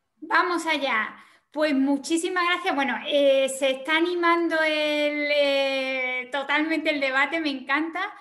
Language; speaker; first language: Spanish; native; Spanish